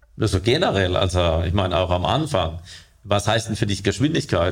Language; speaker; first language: German; native; German